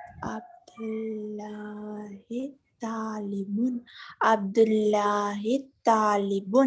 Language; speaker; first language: Arabic; non-native, learner; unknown